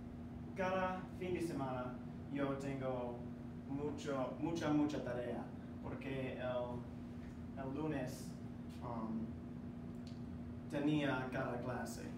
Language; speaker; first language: Spanish; non-native, learner; English